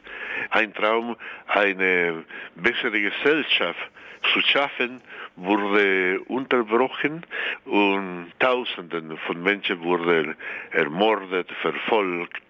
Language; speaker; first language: German; non-native, fluent; Spanish